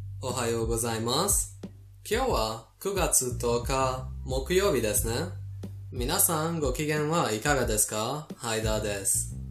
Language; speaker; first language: Japanese; non-native, fluent; Persian